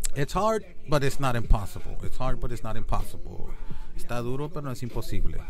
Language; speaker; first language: English; native; English